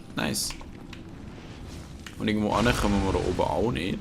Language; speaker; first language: German; native; German